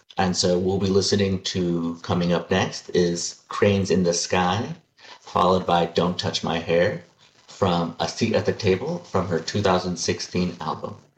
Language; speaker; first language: English; early bilingual, other home language; Spanish